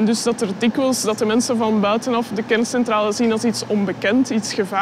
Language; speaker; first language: Dutch; native; Dutch